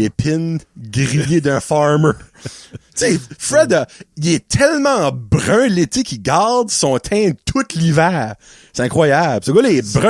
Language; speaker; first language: French; native; French